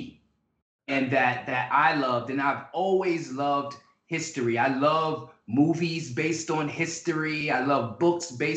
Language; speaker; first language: English; native; English